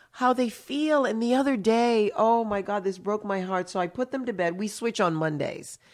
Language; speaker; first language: English; early bilingual, other home language; Haitian Creole